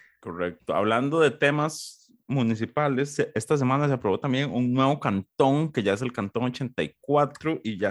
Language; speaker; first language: Spanish; native; Spanish